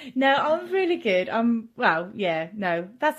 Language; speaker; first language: English; non-native, fluent; German